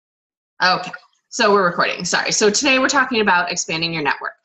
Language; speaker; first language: English; native; English